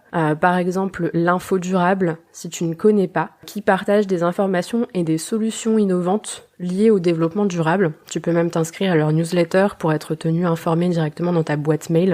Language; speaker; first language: French; native; French